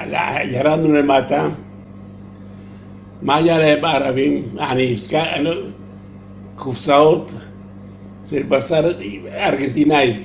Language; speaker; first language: Hebrew; non-native, learner; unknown